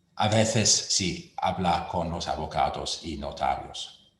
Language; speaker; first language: Spanish; non-native, fluent; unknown